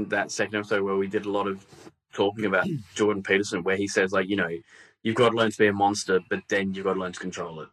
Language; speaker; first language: English; native; English